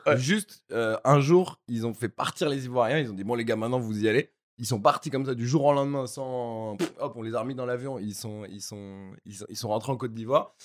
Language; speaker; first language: French; native; French